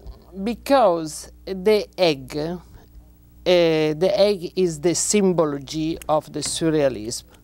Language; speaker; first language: English; non-native, learner; Italian